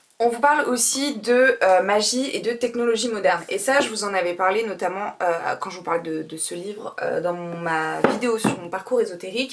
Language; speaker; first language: French; native; French